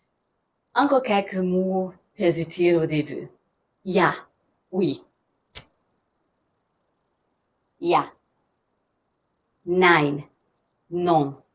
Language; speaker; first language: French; non-native, fluent; German